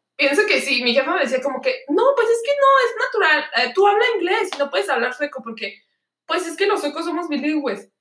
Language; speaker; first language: Spanish; native; Spanish